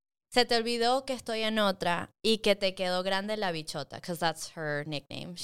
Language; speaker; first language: Spanish; early bilingual, heritage; Spanish